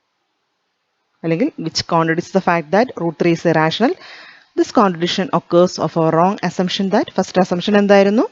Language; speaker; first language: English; non-native, local second language; Malayalam